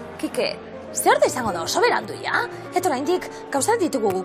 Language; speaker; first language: Basque; native; Basque